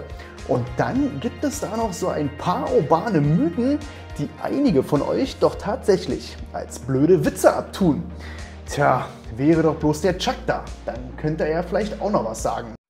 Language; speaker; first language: German; native; German